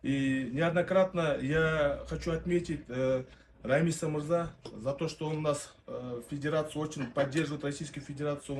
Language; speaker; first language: Russian; non-native, local second language; Kyrgyz